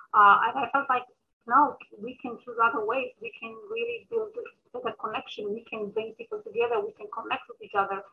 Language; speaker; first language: English; early bilingual, other home language; Amharic